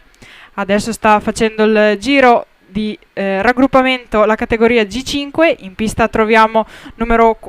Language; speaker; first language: Italian; native; Italian